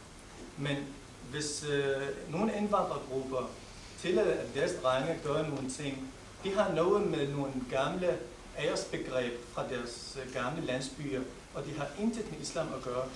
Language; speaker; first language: Danish; non-native, local second language; Arabic